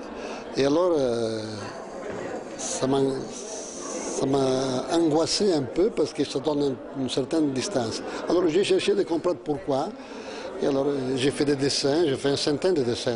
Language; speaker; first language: French; non-native, fluent; Italian